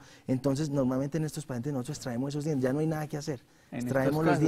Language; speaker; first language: Spanish; native; Spanish